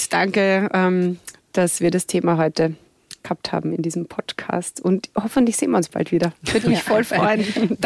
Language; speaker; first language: German; native; German